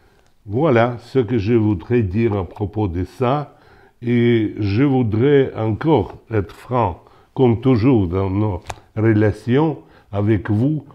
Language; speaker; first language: French; non-native, local second language; Ukrainian